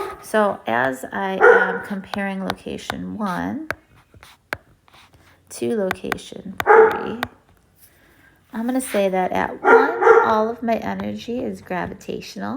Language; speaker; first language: English; native; English